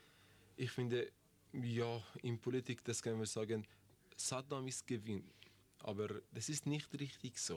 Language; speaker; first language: German; non-native, learner; Persian